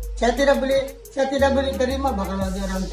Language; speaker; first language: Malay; non-native, local second language; Filipino